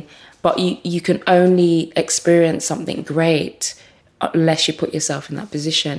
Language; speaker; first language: English; native; English